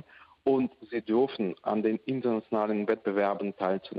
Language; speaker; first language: German; non-native, fluent; Russian